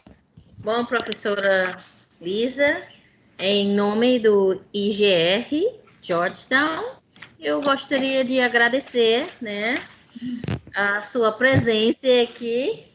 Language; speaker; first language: Portuguese; non-native, fluent; English